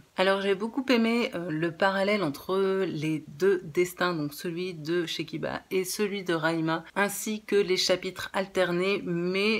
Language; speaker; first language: French; native; French